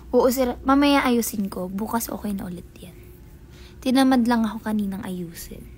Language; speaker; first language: Filipino; native; Filipino